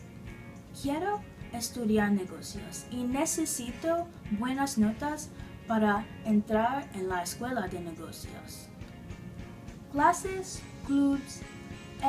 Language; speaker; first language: Spanish; non-native, learner; English